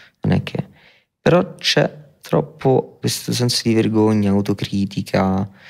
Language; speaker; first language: Italian; native; Italian